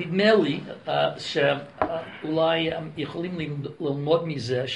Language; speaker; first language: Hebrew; non-native, fluent; English